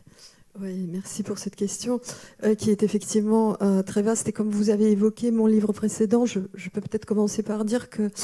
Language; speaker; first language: French; non-native, fluent; Russian